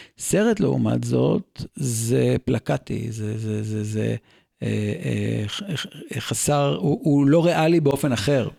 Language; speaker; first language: Hebrew; native; Hebrew